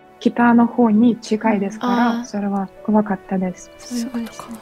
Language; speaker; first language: Japanese; non-native, fluent; Ukrainian